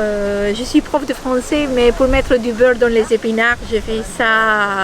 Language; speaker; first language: French; non-native, fluent; Albanian